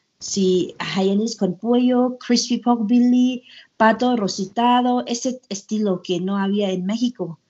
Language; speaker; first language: Spanish; non-native, learner; Thai